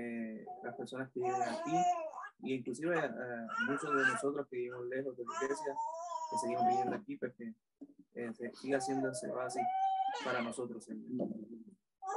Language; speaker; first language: Spanish; native; Spanish